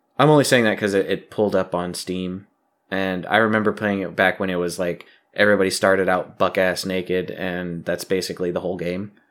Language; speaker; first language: English; native; English